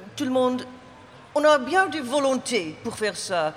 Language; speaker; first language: French; non-native, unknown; English